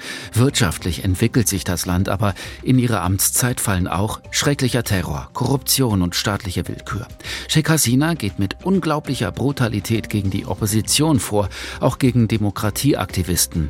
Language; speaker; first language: German; native; German